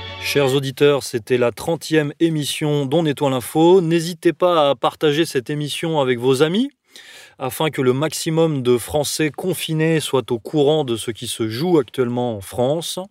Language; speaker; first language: French; native; French